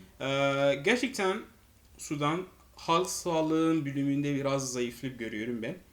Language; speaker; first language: Turkish; non-native, fluent; Arabic